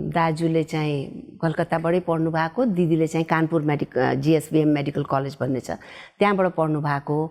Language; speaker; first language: Nepali; early bilingual, heritage; Nepali